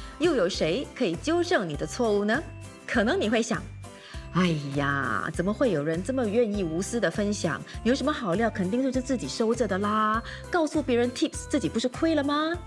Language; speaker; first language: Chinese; native; Chinese